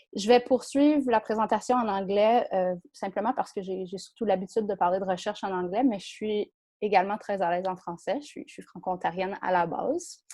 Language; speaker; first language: French; native; French